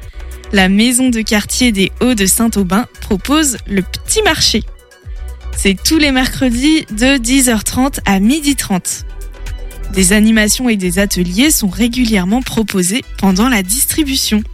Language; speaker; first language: French; native; French